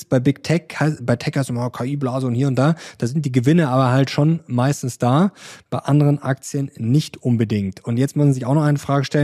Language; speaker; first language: German; native; German